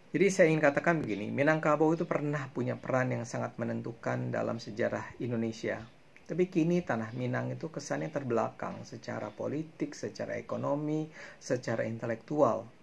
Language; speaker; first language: Indonesian; native; Indonesian